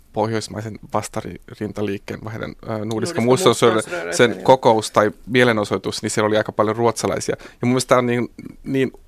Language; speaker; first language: Finnish; native; Finnish